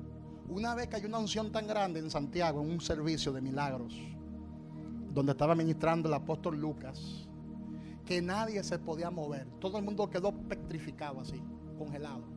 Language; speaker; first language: Spanish; native; Spanish